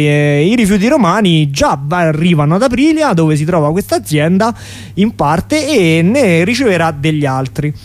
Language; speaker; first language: Italian; native; Italian